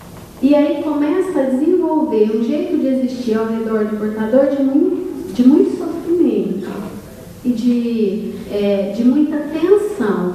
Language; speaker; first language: Portuguese; native; Portuguese